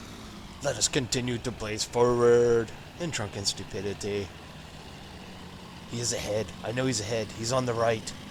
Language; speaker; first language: English; native; English